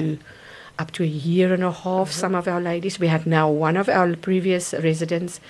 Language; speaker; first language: English; non-native, local second language; Afrikaans